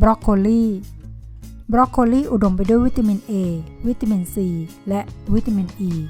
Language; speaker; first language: Thai; native; Thai